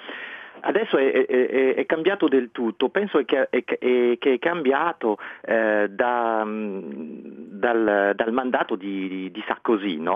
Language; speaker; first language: Italian; non-native, fluent; French